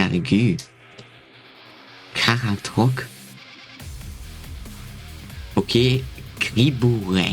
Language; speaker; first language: French; non-native, learner; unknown